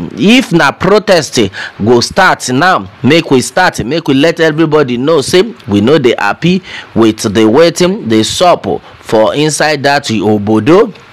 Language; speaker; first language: Nigerian Pidgin; non-native, local second language; Yoruba